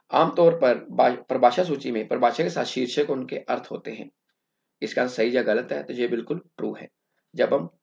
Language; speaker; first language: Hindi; non-native, local second language; Punjabi